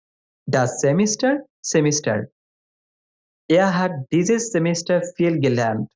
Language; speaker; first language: German; non-native, fluent; Bangla